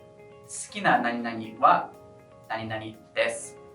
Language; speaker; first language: Japanese; non-native, fluent; English